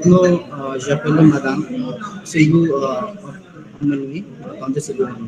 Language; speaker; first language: French; non-native, learner; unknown